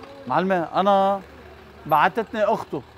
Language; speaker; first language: Arabic; native; Arabic